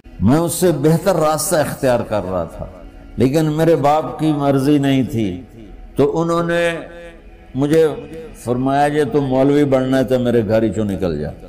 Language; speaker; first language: Urdu; non-native, local second language; Punjabi